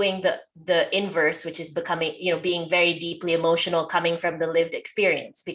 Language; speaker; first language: English; non-native, local second language; Malay